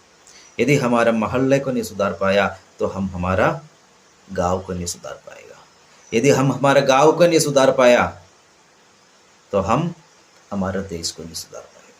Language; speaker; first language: Hindi; non-native, local second language; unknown